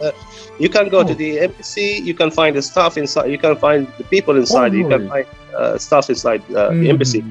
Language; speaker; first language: English; non-native, fluent; Arabic